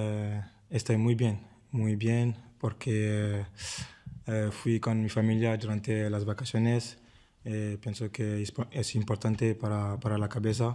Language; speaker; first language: Spanish; non-native, learner; French